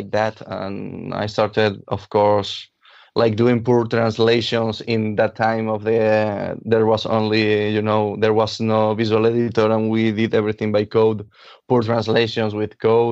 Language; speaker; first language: English; non-native, fluent; Catalan